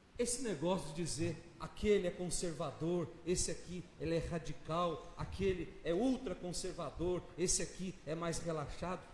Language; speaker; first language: Portuguese; native; Portuguese